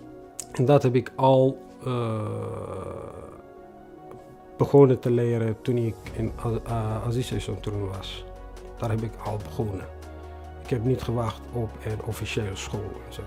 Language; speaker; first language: Dutch; non-native, fluent; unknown